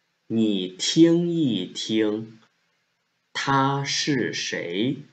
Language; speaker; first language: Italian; non-native, fluent; Chinese